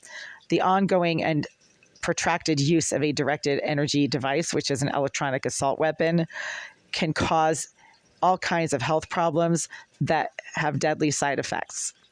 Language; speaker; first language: English; native; English